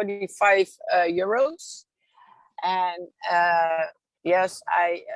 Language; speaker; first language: English; non-native, learner; Dutch